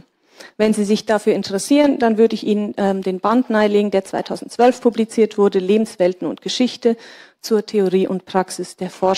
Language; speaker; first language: German; native; German